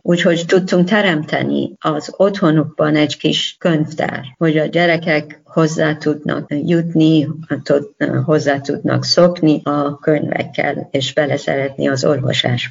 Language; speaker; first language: Hungarian; non-native, learner; Persian